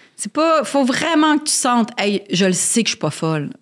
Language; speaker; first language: French; native; French